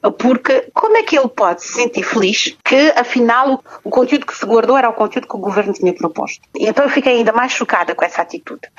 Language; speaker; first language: Portuguese; non-native, local second language; Kabuverdianu